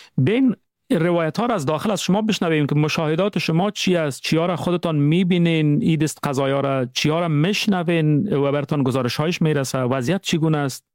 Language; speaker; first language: Persian; native; Persian